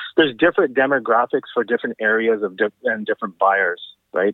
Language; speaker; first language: English; native; English